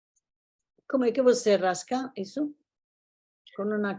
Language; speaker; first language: Portuguese; non-native, fluent; Spanish